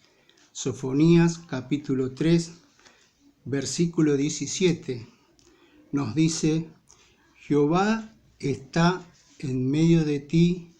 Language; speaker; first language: Spanish; native; Spanish